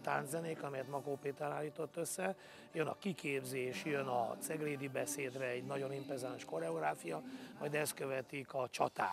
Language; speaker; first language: Hungarian; native; Hungarian